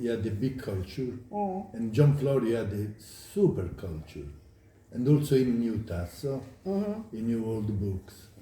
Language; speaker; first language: English; non-native, learner; Italian